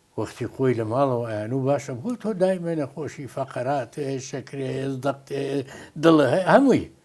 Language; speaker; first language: Central Kurdish; native; Central Kurdish